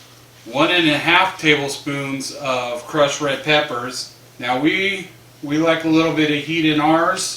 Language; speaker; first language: English; native; English